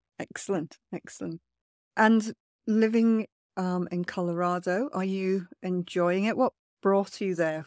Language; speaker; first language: English; native; English